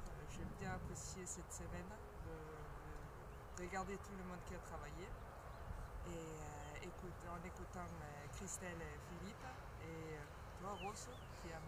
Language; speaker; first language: French; non-native, fluent; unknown